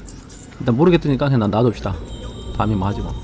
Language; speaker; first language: Korean; native; Korean